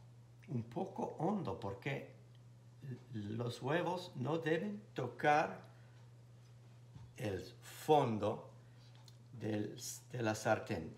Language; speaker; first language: Spanish; non-native, fluent; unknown